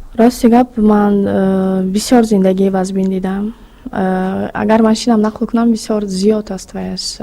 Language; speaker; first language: Tajik; native; Tajik